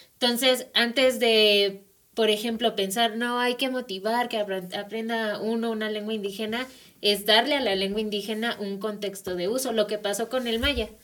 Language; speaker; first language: Spanish; native; Spanish